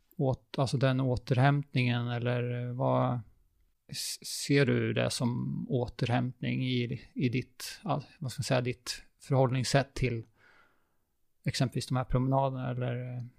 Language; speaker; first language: Swedish; native; Swedish